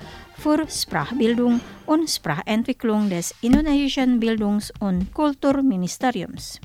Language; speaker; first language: German; non-native, fluent; Indonesian